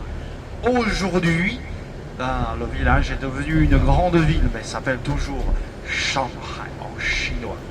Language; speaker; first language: French; non-native, fluent; Chinese